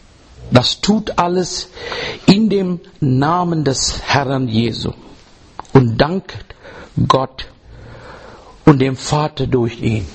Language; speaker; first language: German; non-native, learner; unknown